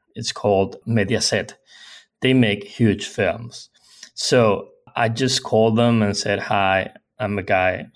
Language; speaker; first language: English; non-native, fluent; Spanish